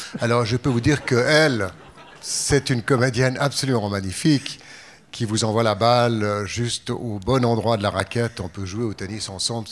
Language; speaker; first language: French; native; French